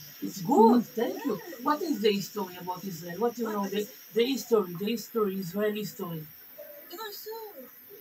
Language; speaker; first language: English; non-native, learner; Hebrew